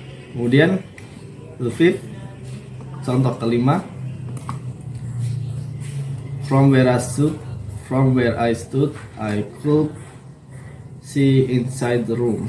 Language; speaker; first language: English; non-native, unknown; Indonesian